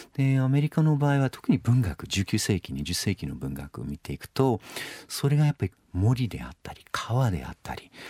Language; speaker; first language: Japanese; non-native, fluent; English